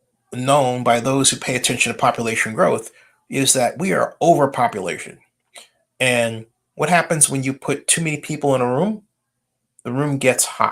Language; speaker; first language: English; native; English